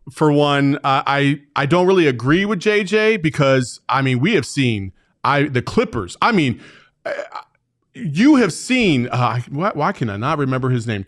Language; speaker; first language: English; native; English